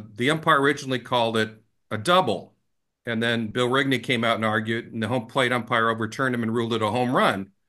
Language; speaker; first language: English; native; English